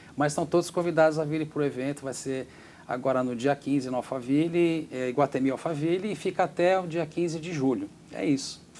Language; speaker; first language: Portuguese; native; Portuguese